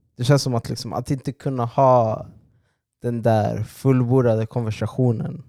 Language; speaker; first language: Swedish; native; Swedish